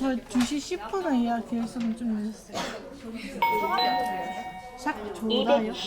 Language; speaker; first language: Korean; early bilingual, other home language; Uzbek